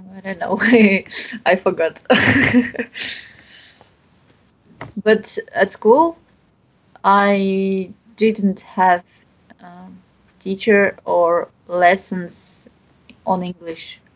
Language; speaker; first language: English; non-native, learner; Bashkir